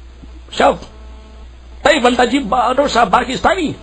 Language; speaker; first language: Arabic; non-native, learner; Urdu